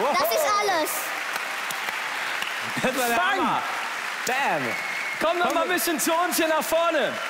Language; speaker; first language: German; native; German